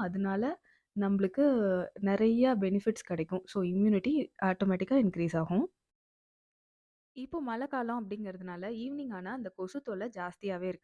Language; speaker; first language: Tamil; native; Tamil